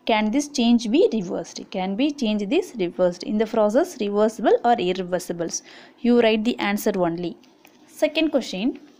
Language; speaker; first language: English; non-native, local second language; Tamil